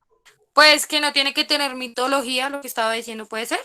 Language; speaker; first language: Spanish; native; Spanish